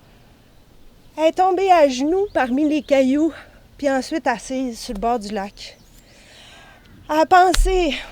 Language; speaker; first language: French; native; French